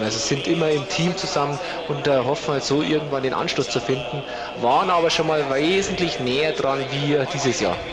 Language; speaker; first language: German; native; German